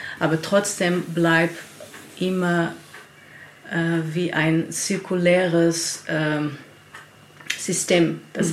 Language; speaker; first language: German; non-native, learner; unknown